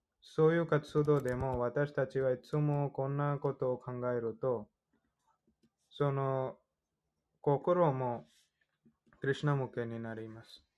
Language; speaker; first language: Japanese; non-native, fluent; Hindi